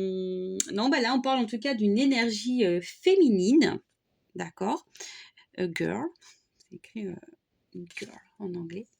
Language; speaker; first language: French; native; French